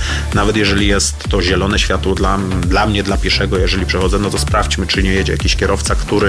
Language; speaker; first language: Polish; native; Polish